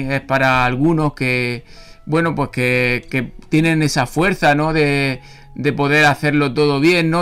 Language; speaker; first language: Spanish; native; Spanish